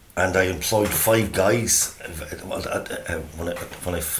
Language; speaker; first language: English; native; English